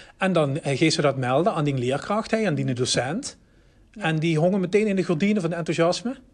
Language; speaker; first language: Dutch; native; Dutch